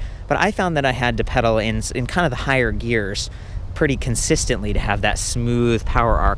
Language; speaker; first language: English; native; English